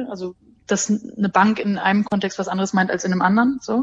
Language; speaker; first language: German; native; German